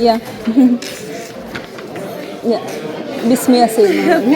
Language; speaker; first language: English; non-native, local second language; Malayalam